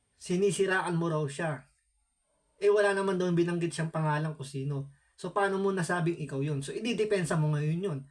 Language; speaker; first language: Filipino; native; Filipino